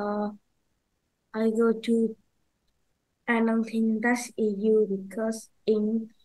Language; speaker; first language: English; non-native, learner; Vietnamese